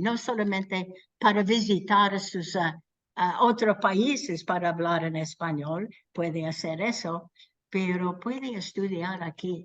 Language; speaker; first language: Spanish; non-native, learner; English